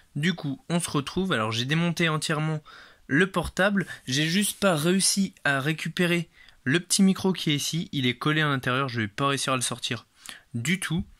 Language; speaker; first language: French; native; French